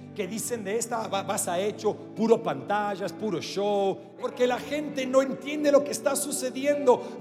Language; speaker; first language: Spanish; non-native, fluent; English